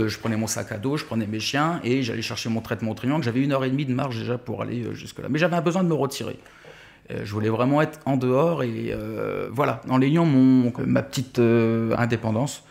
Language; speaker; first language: French; native; French